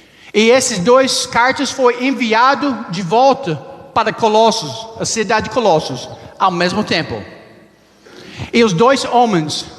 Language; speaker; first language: Portuguese; non-native, learner; English